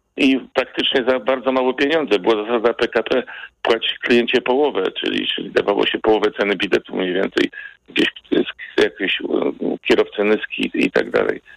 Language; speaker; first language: Polish; native; Polish